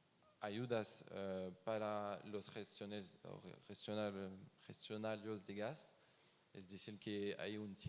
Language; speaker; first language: Spanish; non-native, fluent; French